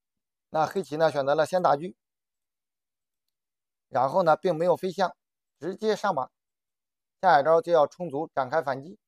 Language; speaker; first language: Chinese; native; Chinese